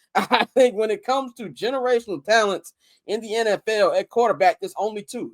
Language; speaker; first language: English; native; English